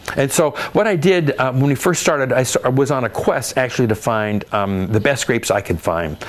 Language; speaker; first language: English; native; English